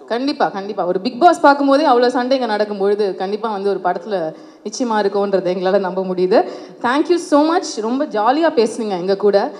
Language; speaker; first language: Tamil; native; Tamil